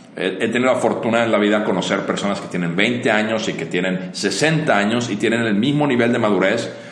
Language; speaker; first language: Spanish; non-native, fluent; Finnish